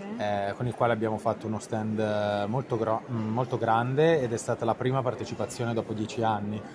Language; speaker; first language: Italian; native; Italian